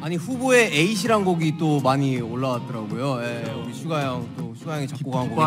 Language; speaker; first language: Korean; native; Korean